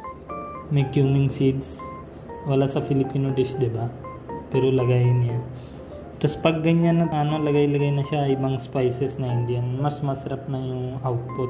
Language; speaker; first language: Filipino; non-native, learner; Punjabi